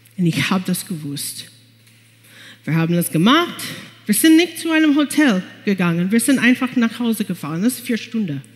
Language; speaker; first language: German; non-native, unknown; English